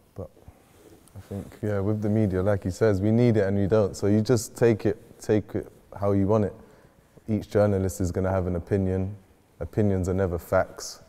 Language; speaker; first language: English; native; English